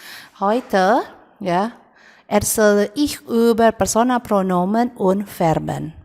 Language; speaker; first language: German; non-native, fluent; Indonesian